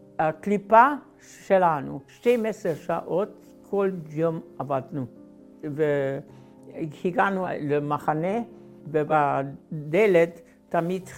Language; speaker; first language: Hebrew; non-native, fluent; Hungarian